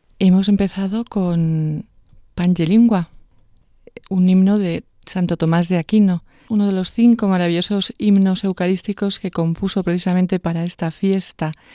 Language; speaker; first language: Spanish; native; Spanish